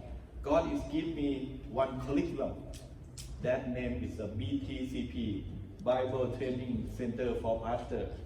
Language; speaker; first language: English; non-native, learner; Thai